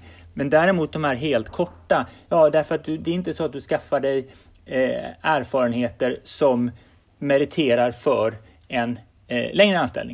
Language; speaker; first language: Swedish; native; Swedish